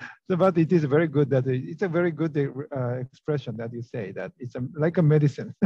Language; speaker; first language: English; non-native, fluent; Japanese